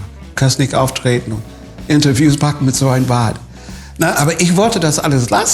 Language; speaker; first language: German; non-native, fluent; English